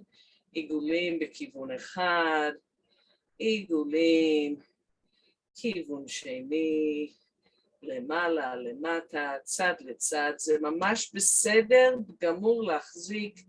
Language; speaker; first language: Hebrew; non-native, fluent; English